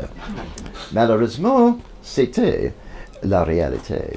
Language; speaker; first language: French; non-native, learner; English